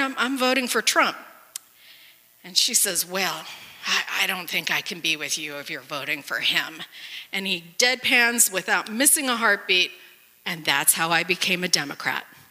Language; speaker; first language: English; early bilingual, other home language; Spanish